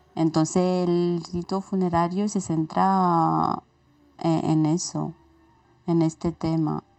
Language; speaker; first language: Spanish; non-native, fluent; Romanian